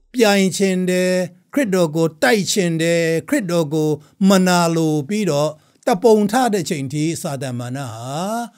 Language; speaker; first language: Burmese; non-native, local second language; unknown